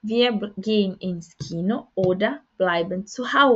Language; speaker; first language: German; non-native, fluent; Portuguese